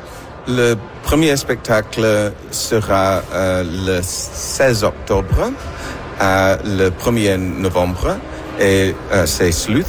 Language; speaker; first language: French; non-native, learner; English